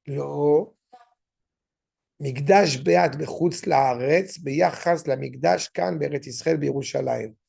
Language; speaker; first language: Hebrew; non-native, fluent; French